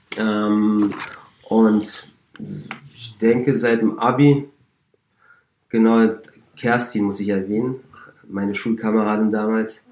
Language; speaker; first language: German; native; German